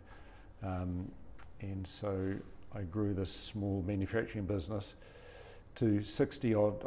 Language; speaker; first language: English; native; English